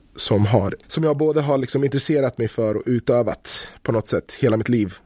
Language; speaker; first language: Swedish; early bilingual, other home language; Bosnian